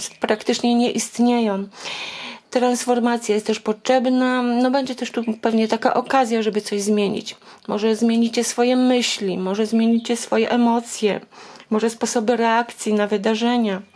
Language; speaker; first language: Polish; native; Polish